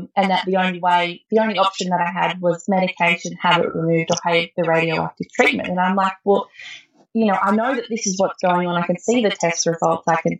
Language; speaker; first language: English; native; English